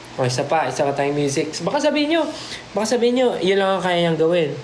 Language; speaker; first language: Filipino; native; Filipino